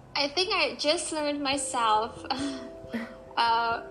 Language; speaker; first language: English; non-native, fluent; Uzbek